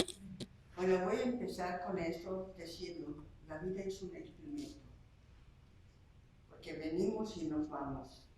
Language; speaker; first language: Spanish; non-native, fluent; Slovak